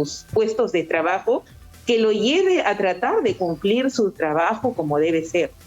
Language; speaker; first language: Spanish; native; Spanish